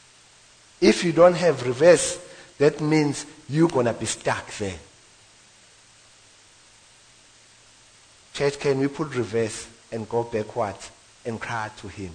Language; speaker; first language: English; non-native, local second language; Zulu